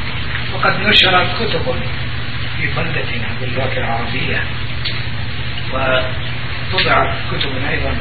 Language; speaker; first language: Arabic; non-native, fluent; Turkish